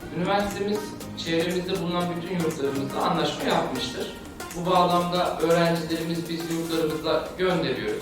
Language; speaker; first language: Turkish; native; Turkish